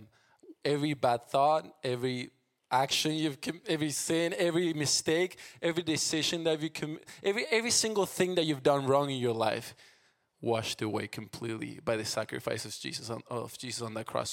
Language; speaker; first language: English; non-native, fluent; Spanish